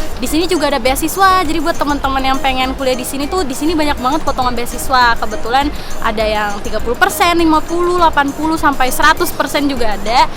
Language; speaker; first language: Indonesian; native; Indonesian